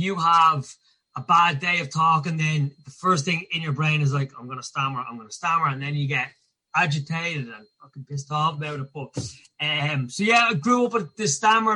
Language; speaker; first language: English; native; English